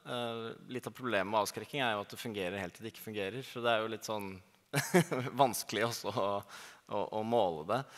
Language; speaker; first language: Norwegian; native; Norwegian